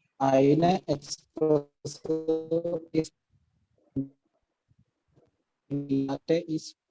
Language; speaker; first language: German; non-native, learner; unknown